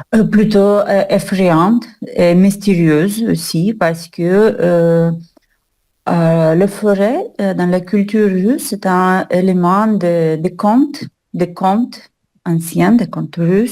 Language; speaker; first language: French; non-native, learner; Russian